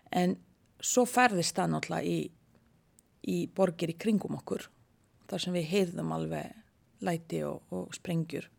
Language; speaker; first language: Icelandic; non-native, fluent; Bosnian